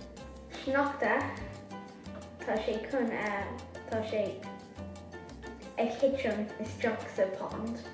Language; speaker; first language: Irish; non-native, local second language; English